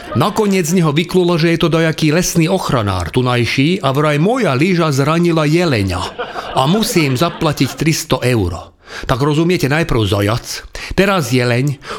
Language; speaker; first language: Slovak; non-native, local second language; Hungarian